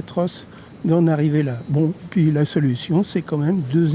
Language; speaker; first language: French; native; French